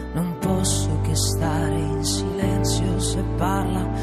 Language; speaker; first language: Italian; native; Italian